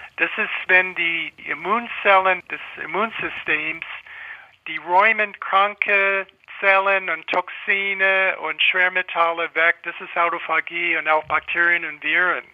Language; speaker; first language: German; non-native, fluent; English